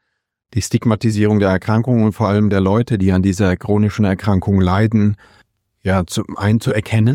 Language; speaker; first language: German; native; German